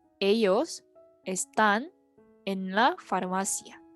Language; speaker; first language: Spanish; non-native, fluent; Korean